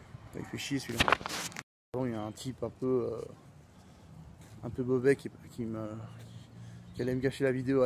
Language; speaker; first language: French; native; French